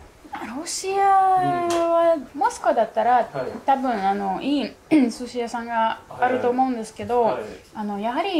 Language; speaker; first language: Japanese; non-native, fluent; Russian